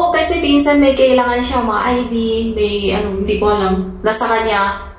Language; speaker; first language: Filipino; non-native, learner; Chinese